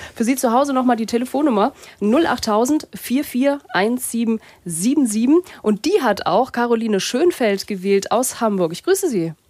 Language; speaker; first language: German; native; German